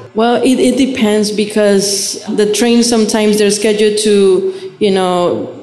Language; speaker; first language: English; non-native, fluent; Spanish